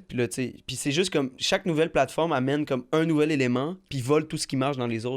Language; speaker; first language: French; native; French